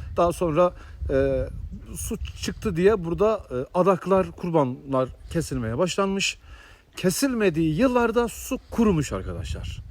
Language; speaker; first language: Turkish; native; Turkish